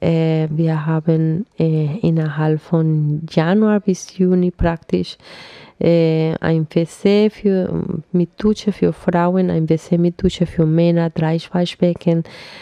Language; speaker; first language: German; non-native, fluent; Spanish